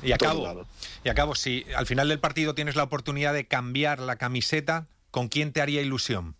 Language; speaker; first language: Spanish; native; Spanish